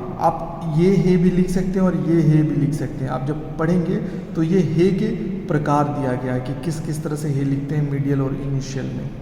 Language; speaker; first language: Hindi; native; Hindi